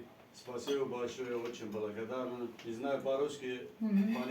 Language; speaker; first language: Russian; non-native, learner; Azerbaijani